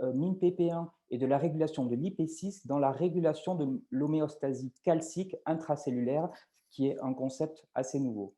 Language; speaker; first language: French; native; French